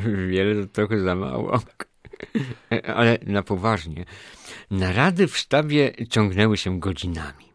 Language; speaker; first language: Polish; native; Polish